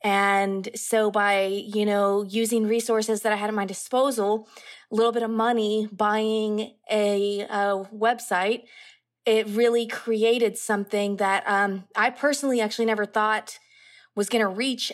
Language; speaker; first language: English; native; English